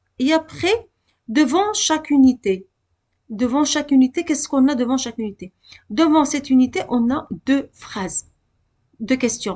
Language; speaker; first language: French; non-native, local second language; Arabic